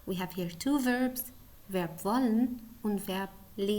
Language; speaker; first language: German; non-native, learner; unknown